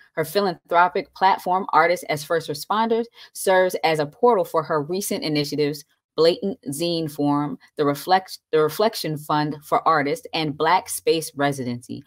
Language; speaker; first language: English; native; English